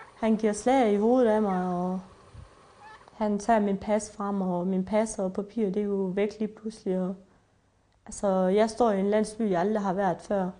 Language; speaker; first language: Danish; early bilingual, other home language; Turkish